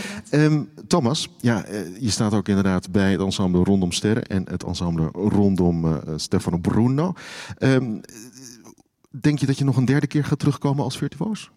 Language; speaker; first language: Dutch; native; Dutch